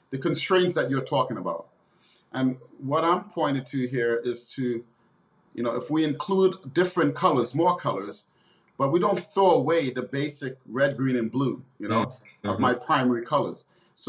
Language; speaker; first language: English; native; English